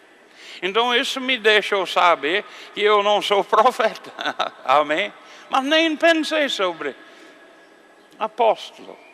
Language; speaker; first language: Portuguese; non-native, fluent; English